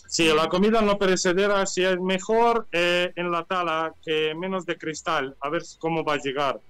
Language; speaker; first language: Spanish; non-native, learner; Ukrainian